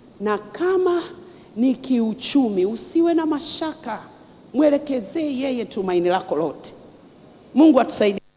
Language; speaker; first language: Swahili; native; Swahili